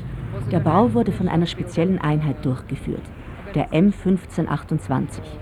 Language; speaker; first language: German; native; German